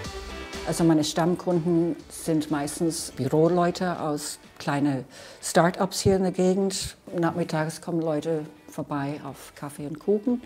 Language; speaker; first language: German; non-native, fluent; English